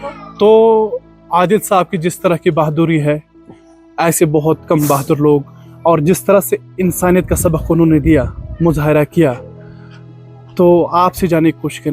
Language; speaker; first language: Hindi; native; Hindi